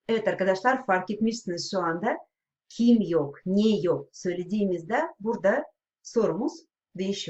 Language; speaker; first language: Turkish; non-native, fluent; Russian